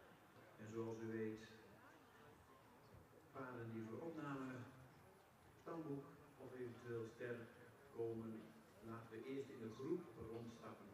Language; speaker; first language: Dutch; native; Dutch